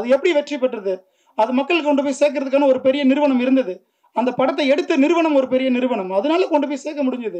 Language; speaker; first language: Tamil; native; Tamil